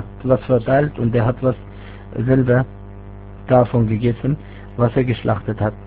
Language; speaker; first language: German; non-native, fluent; Arabic